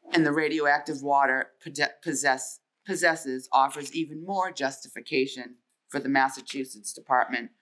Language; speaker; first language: English; native; English